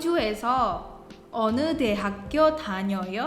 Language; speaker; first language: Korean; non-native, learner; Indonesian